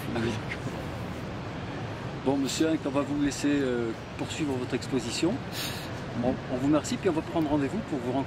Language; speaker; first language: French; native; French